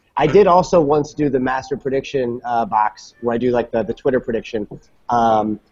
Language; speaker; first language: English; native; English